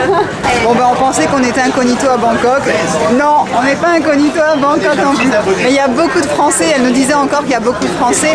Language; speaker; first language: French; native; French